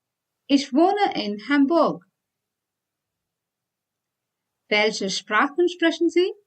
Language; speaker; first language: German; non-native, fluent; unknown